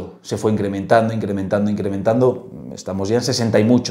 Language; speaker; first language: Spanish; native; Spanish